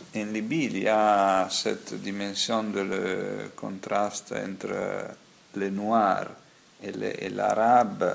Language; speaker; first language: French; non-native, fluent; Italian